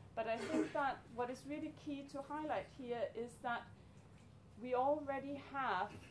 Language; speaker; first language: English; non-native, fluent; Danish